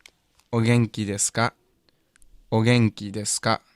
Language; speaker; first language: Japanese; non-native, learner; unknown